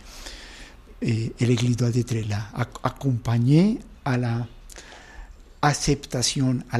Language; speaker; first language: French; non-native, fluent; Spanish